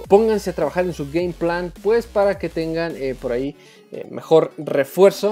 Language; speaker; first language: Spanish; native; Spanish